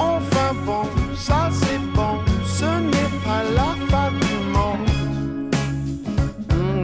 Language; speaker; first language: French; non-native, learner; English